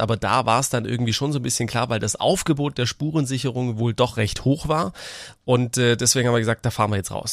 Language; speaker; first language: German; native; German